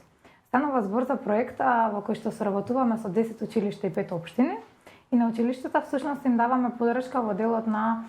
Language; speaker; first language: Macedonian; native; Macedonian